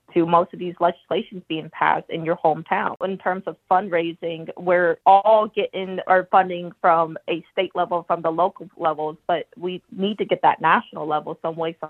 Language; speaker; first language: English; native; English